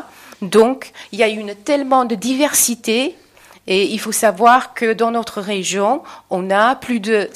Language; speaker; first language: French; non-native, fluent; Chinese